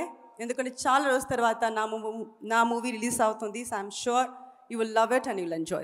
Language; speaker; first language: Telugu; non-native, fluent; Tamil